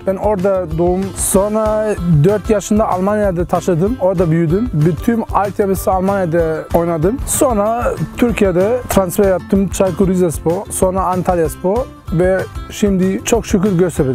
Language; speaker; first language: Turkish; early bilingual, heritage; Turkish